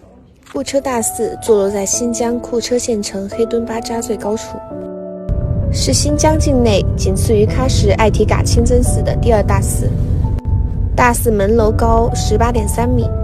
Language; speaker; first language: Chinese; native; Chinese